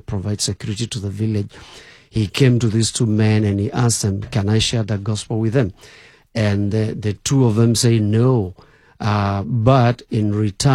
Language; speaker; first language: English; non-native, local second language; Masai